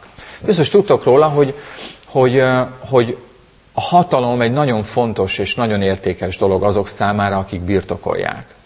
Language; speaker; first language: Hungarian; native; Hungarian